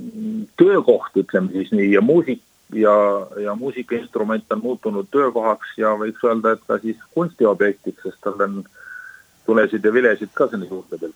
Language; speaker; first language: Estonian; native; Estonian